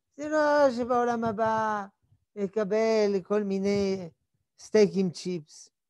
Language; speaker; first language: Hebrew; non-native, fluent; French